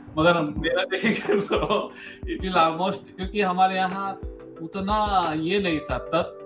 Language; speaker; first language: Hindi; non-native, local second language; Kannada